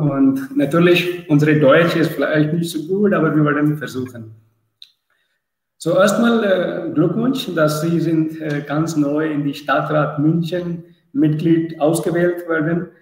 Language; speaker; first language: German; non-native, learner; Urdu